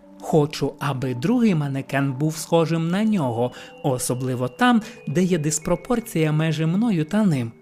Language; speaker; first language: Ukrainian; native; Ukrainian